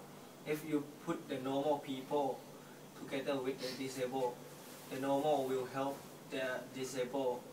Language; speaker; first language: English; non-native, learner; Thai